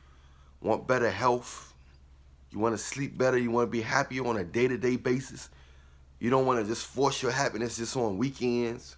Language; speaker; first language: English; native; English